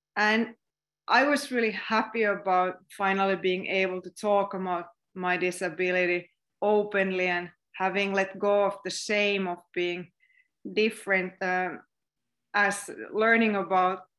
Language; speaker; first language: English; non-native, fluent; Finnish